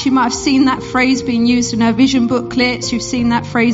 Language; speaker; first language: English; native; English